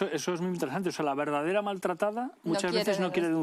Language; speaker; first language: Spanish; native; Spanish